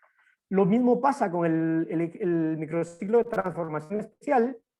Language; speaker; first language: Spanish; native; Spanish